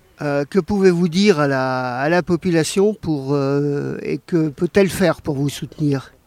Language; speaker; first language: French; native; French